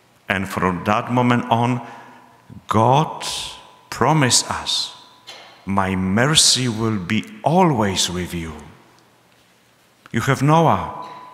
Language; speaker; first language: English; non-native, fluent; Polish